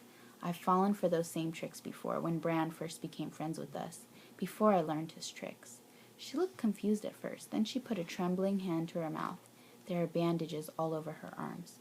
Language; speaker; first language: English; native; English